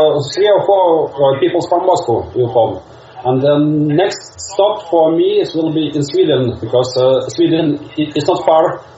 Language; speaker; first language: English; non-native, learner; Russian